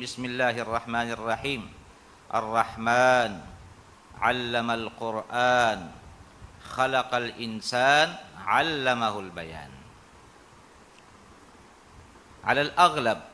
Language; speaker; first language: Arabic; non-native, fluent; Urdu